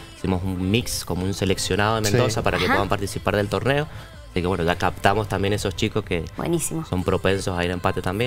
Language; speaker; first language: Spanish; native; Spanish